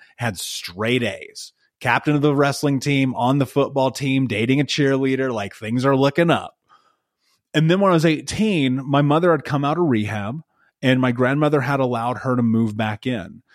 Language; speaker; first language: English; native; English